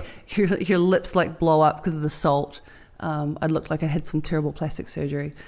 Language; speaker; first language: English; native; English